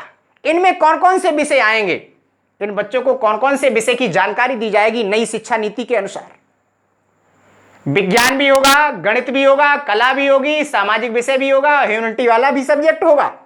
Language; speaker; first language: Hindi; native; Hindi